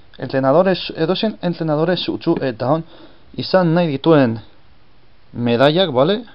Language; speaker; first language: Basque; native; Basque